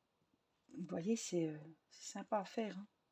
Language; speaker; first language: French; native; French